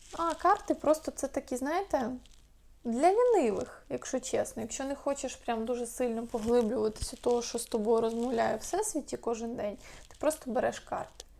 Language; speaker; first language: Ukrainian; non-native, local second language; Russian